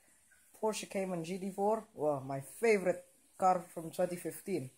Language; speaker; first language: English; non-native, local second language; Indonesian